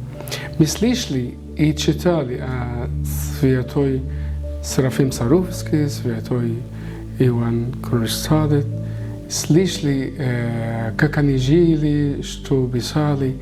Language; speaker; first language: Russian; non-native, learner; Arabic